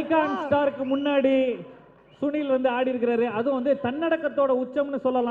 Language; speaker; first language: Tamil; native; Tamil